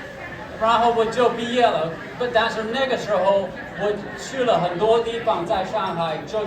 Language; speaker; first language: Chinese; non-native, fluent; English